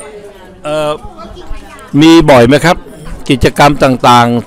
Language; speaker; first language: Thai; native; Thai